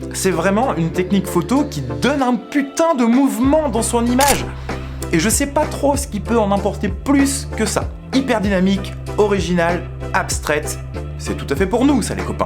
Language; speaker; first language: French; native; French